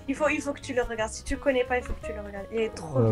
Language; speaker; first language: French; non-native, local second language; Arabic